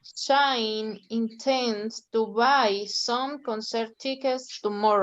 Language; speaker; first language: English; non-native, learner; Spanish